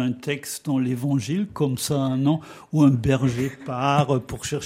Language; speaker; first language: French; non-native, fluent; German